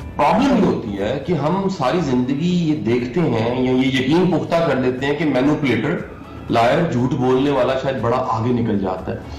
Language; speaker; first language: Urdu; non-native, local second language; Punjabi